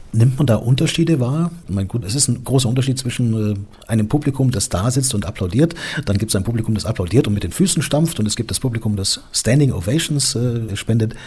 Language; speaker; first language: German; native; German